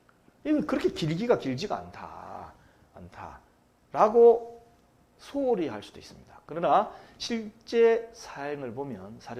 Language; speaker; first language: Korean; native; Korean